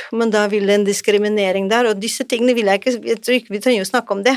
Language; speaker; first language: Norwegian; non-native, fluent; Portuguese